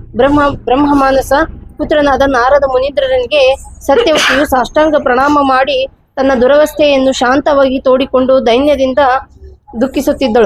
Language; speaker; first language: Kannada; native; Kannada